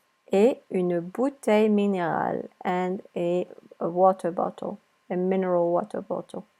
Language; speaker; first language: French; non-native, fluent; English